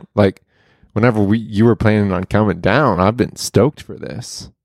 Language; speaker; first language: English; native; English